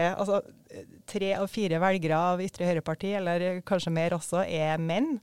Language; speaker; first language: Norwegian; native; Norwegian